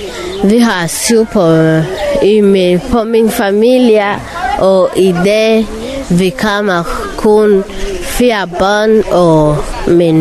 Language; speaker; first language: Danish; non-native, local second language; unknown